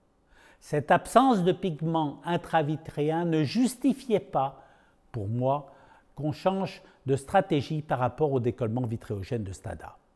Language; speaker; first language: French; native; French